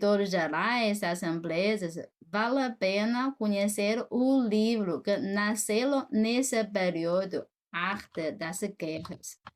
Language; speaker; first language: Portuguese; non-native, fluent; Chinese